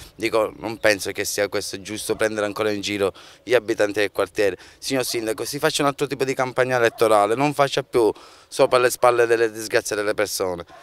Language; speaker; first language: Italian; native; Italian